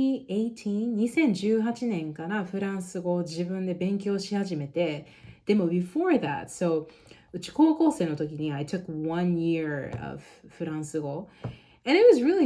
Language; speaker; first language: Japanese; non-native, local second language; English